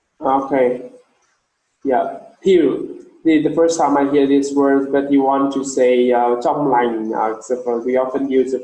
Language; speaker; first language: English; non-native, learner; Vietnamese